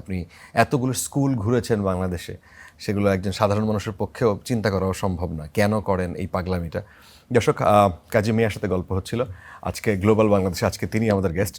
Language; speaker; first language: Bangla; native; Bangla